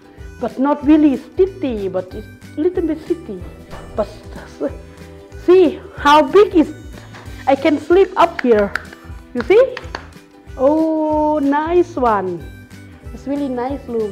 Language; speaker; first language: English; non-native, learner; Thai